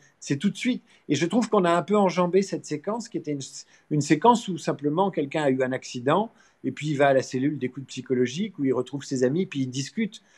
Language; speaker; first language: French; native; French